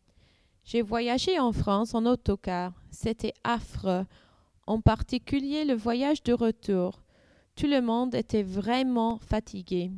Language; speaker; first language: French; non-native, learner; English